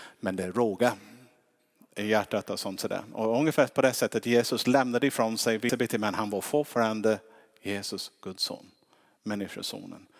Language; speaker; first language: Swedish; non-native, fluent; English